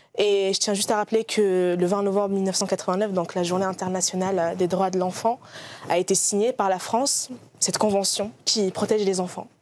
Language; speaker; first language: French; early bilingual, other home language; Arabic